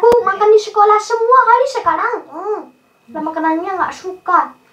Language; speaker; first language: Indonesian; early bilingual, heritage; Spanish